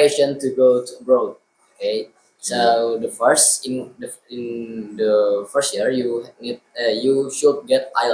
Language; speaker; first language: English; non-native, learner; Indonesian